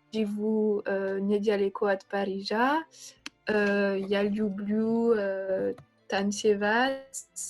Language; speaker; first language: Russian; non-native, learner; French